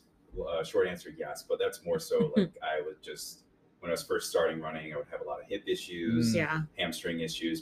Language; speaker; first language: English; native; English